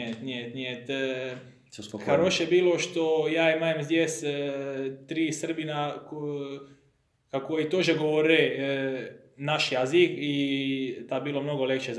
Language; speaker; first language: Russian; non-native, learner; Croatian